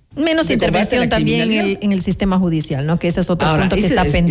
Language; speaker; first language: Spanish; native; Spanish